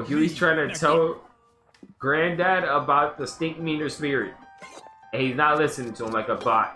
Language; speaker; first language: English; native; English